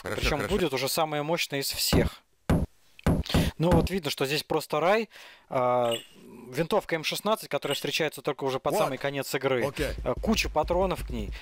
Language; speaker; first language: Russian; native; Russian